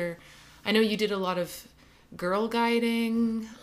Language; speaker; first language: English; native; English